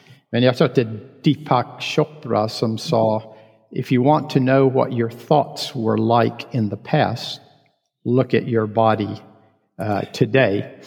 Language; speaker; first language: English; native; English